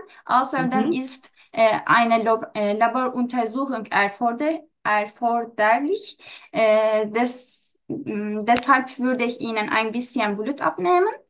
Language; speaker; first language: German; non-native, learner; Turkish